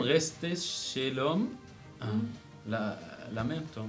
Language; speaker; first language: French; non-native, learner; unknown